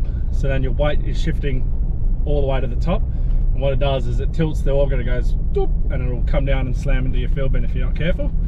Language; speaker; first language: English; native; English